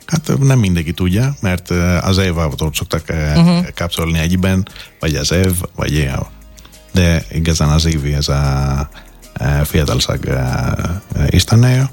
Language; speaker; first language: Hungarian; non-native, fluent; Greek